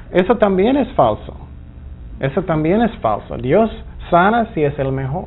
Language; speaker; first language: Spanish; non-native, fluent; English